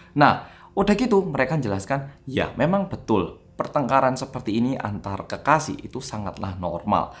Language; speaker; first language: Indonesian; non-native, fluent; Korean